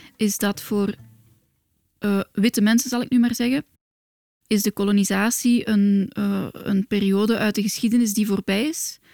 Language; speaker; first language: Dutch; native; Dutch